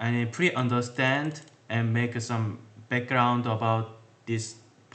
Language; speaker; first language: English; non-native, learner; Korean